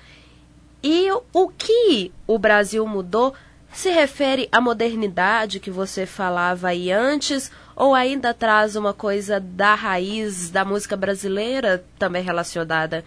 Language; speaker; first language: Portuguese; native; Portuguese